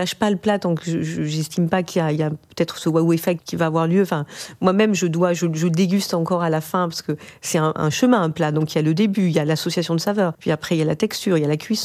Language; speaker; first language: French; native; French